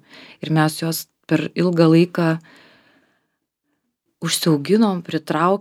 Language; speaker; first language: Lithuanian; native; Lithuanian